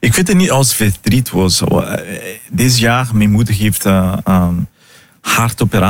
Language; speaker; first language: Dutch; non-native, fluent; Portuguese